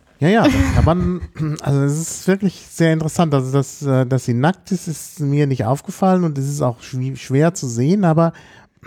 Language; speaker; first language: German; native; German